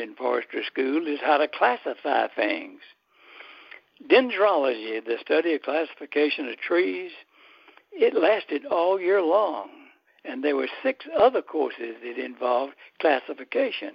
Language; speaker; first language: English; native; English